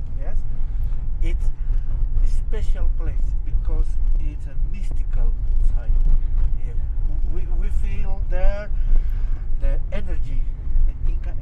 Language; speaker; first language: English; non-native, learner; Spanish